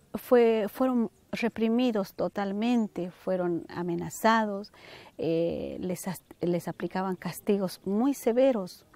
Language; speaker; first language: Spanish; native; Spanish